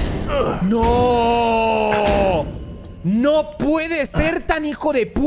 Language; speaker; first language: Spanish; native; Spanish